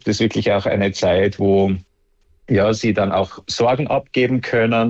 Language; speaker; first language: German; native; German